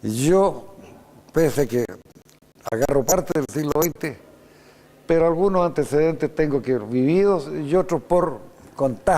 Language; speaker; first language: Spanish; native; Spanish